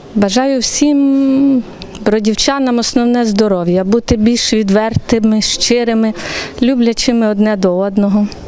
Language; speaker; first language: Ukrainian; native; Ukrainian